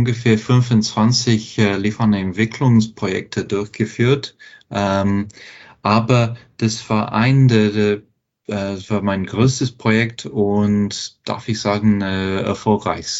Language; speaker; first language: German; non-native, fluent; English